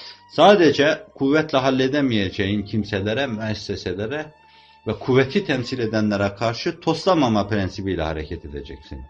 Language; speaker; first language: Turkish; native; Turkish